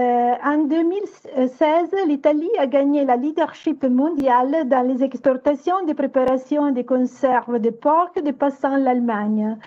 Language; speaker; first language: French; non-native, fluent; Italian